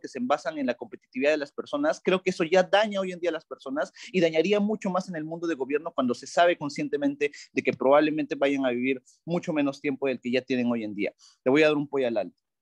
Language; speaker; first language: Spanish; native; Spanish